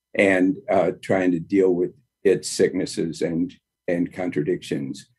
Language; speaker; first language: English; native; English